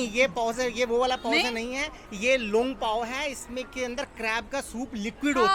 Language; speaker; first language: Hindi; native; Hindi